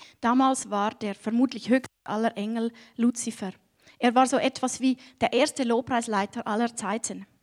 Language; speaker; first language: German; native; German